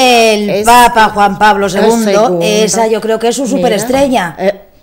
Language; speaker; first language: Spanish; native; Spanish